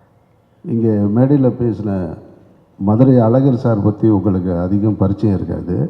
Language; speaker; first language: Tamil; native; Tamil